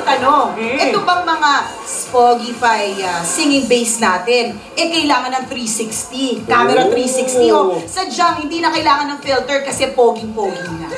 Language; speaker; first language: Filipino; native; Filipino